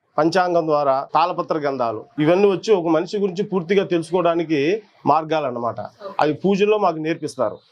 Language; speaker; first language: Telugu; non-native, local second language; Koya